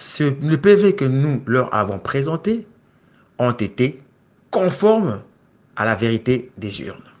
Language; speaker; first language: French; non-native, local second language; Lingala